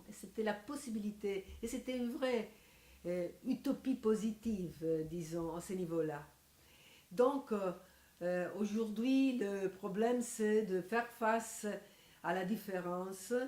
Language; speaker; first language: French; non-native, fluent; Italian